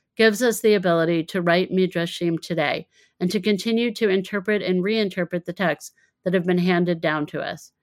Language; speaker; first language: English; native; English